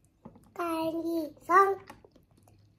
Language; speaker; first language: Japanese; native; Japanese